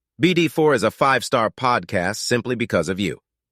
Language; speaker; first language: English; native; English